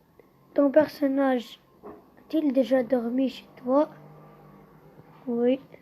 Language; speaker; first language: French; non-native, local second language; Arabic